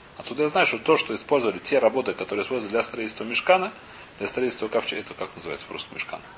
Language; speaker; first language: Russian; early bilingual, heritage; Russian